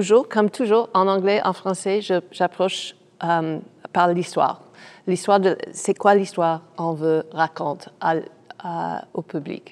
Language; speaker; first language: French; non-native, fluent; English